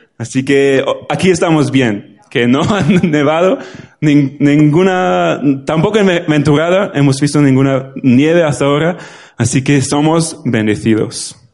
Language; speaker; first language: Spanish; non-native, fluent; German